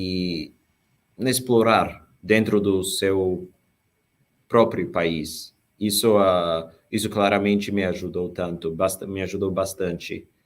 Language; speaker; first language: Portuguese; non-native, fluent; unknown